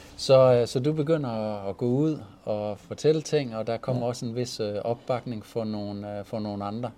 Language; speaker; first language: Danish; native; Danish